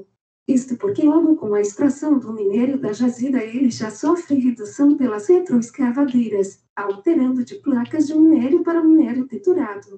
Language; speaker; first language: Portuguese; native; Portuguese